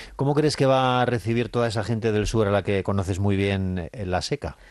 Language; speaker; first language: Spanish; native; Spanish